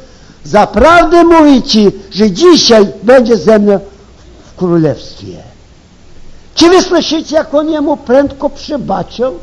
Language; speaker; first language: Polish; early bilingual, heritage; Ukrainian